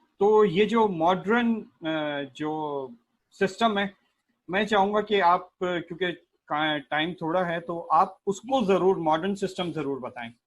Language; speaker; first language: Urdu; native; Urdu